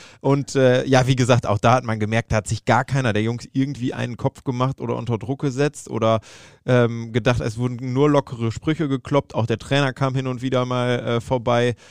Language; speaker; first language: German; native; German